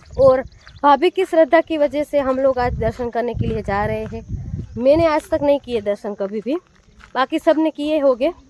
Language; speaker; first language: Hindi; non-native, local second language; Gujarati